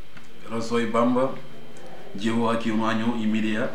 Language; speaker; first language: Spanish; non-native, learner; Wolof